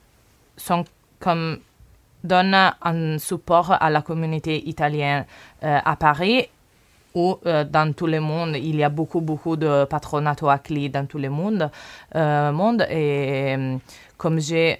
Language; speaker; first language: French; non-native, learner; Italian